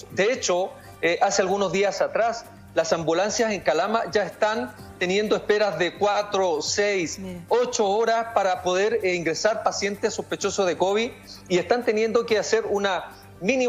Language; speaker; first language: Spanish; native; Spanish